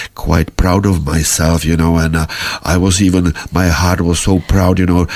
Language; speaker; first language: English; non-native, fluent; Czech